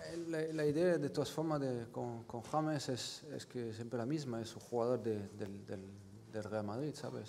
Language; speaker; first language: Spanish; non-native, fluent; French